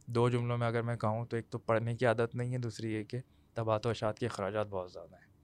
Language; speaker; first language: Urdu; native; Urdu